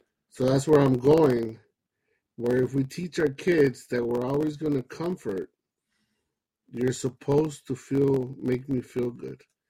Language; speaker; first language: English; early bilingual, other home language; Spanish